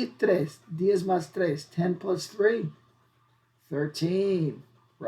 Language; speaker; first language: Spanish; non-native, fluent; English